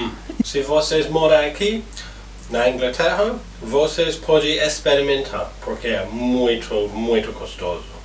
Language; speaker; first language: Portuguese; non-native, learner; English